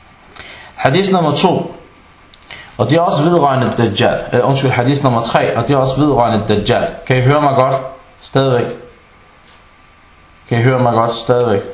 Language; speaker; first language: Danish; early bilingual, other home language; Arabic